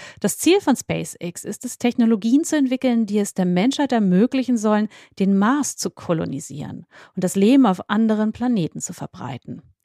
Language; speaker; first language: German; native; German